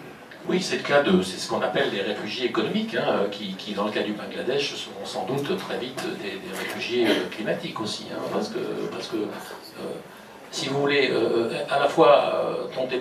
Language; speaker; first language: French; native; French